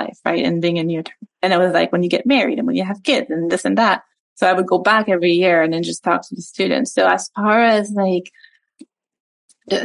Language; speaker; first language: English; non-native, fluent; French